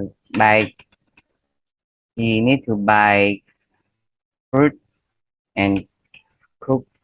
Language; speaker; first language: English; non-native, learner; Vietnamese